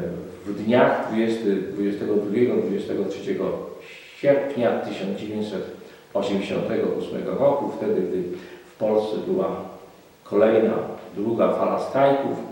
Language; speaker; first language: Polish; native; Polish